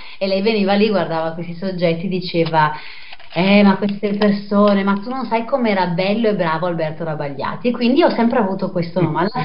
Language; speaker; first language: Italian; native; Italian